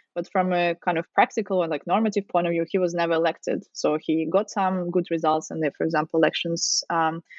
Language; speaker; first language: English; non-native, fluent; Russian